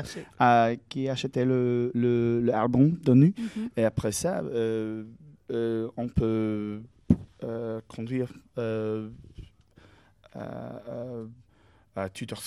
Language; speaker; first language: French; non-native, learner; English